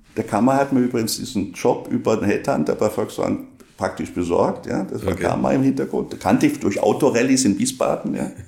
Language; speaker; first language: German; non-native, local second language; Swiss German